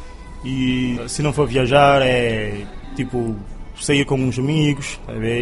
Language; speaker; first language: Portuguese; non-native, local second language; Kabuverdianu